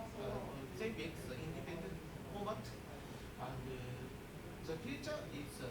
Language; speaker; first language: English; non-native, learner; Japanese